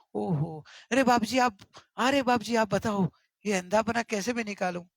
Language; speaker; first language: Hindi; non-native, local second language; Gujarati